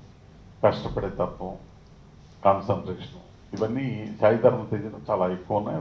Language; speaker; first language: Telugu; native; Telugu